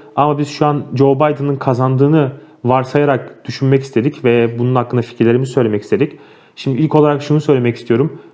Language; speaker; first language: Turkish; native; Turkish